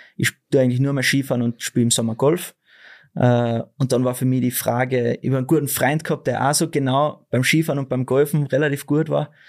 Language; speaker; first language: German; early bilingual, other home language; Dutch